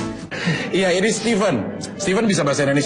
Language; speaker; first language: Indonesian; native; Indonesian